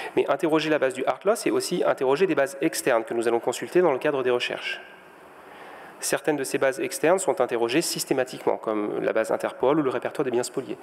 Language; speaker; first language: French; native; French